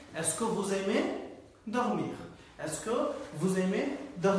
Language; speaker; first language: French; non-native, fluent; Bangla